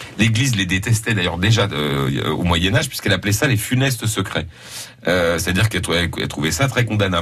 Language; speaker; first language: French; native; French